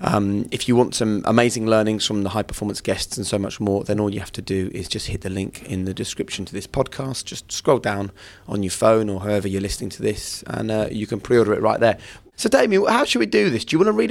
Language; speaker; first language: English; native; English